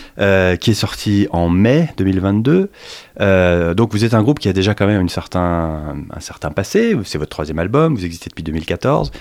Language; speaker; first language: French; native; French